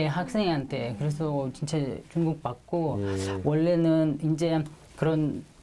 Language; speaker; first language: Korean; non-native, learner; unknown